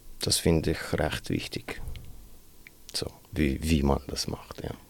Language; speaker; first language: German; non-native, fluent; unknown